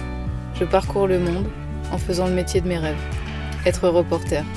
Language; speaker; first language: French; native; French